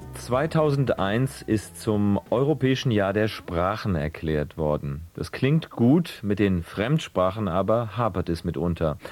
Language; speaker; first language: German; native; German